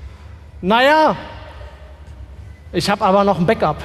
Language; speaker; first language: German; native; German